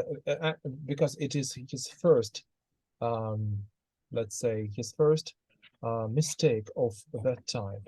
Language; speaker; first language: English; non-native, fluent; Russian